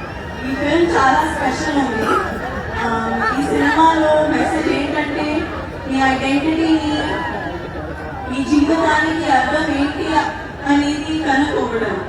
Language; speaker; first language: Telugu; non-native, learner; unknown